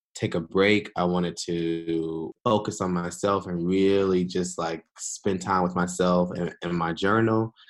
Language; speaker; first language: English; native; English